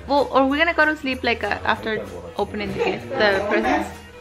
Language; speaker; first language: English; early bilingual, other home language; Spanish